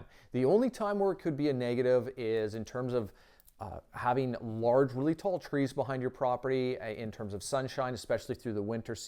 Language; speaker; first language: English; native; English